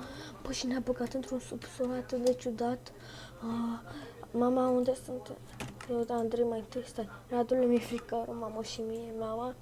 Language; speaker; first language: Romanian; native; Romanian